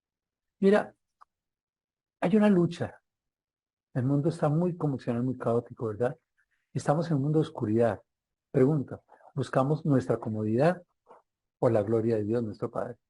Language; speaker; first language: Spanish; native; Spanish